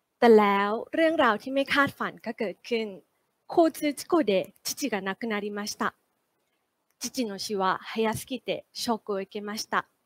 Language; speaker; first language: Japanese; non-native, fluent; Thai